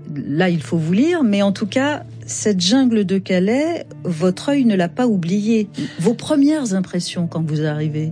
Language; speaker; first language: French; native; French